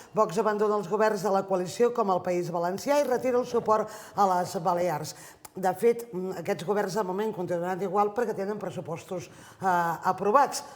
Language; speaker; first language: Catalan; native; Catalan